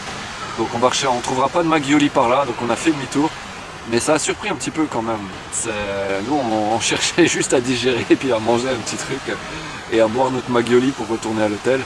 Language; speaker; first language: French; native; French